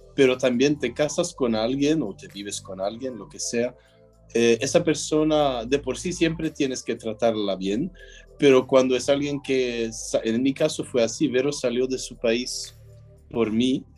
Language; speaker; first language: Spanish; non-native, fluent; French